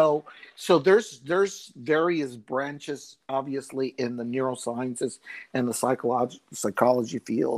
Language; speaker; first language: English; native; English